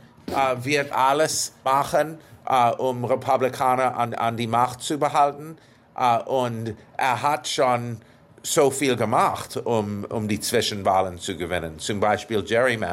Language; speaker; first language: German; non-native, fluent; English